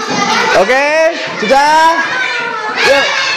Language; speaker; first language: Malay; non-native, local second language; Javanese